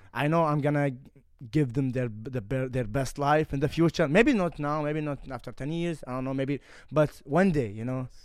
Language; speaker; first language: English; non-native, fluent; Arabic